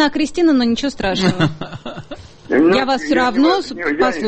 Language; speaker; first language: Russian; native; Russian